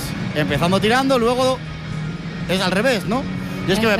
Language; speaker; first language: Spanish; native; Spanish